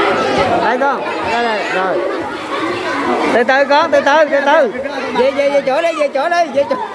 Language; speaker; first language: Vietnamese; native; Vietnamese